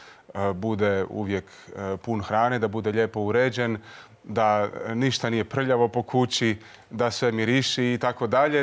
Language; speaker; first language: Croatian; native; Croatian